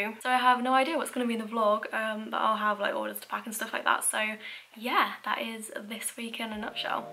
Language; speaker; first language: English; native; English